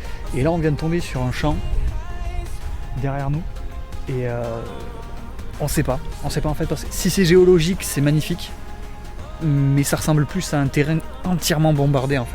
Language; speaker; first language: French; native; French